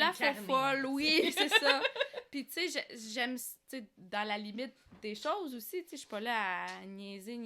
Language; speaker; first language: French; early bilingual, other home language; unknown